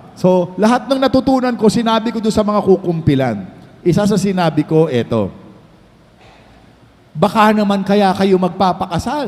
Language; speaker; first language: Filipino; native; Filipino